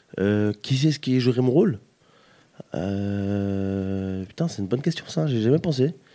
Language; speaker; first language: French; native; French